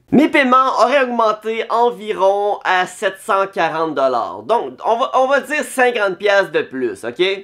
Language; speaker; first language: French; native; French